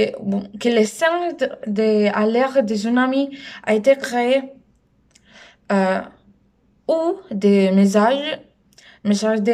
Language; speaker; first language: French; non-native, learner; Spanish